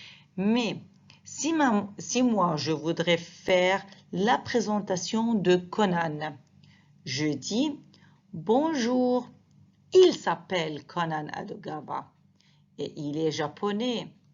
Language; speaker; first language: French; non-native, fluent; Arabic